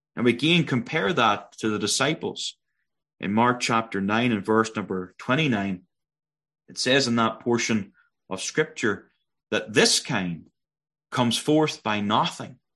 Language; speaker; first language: English; native; English